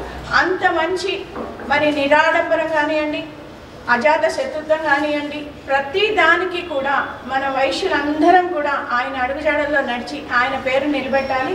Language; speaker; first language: Telugu; native; Telugu